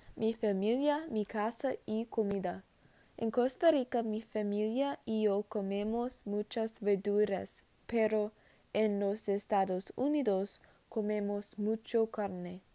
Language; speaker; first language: Spanish; non-native, learner; English